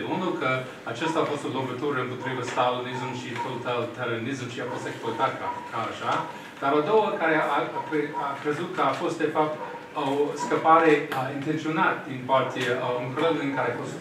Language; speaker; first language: Romanian; non-native, fluent; English